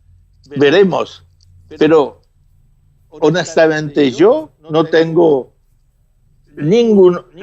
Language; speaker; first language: Spanish; non-native, fluent; French